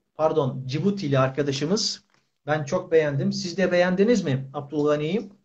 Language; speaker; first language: Turkish; native; Turkish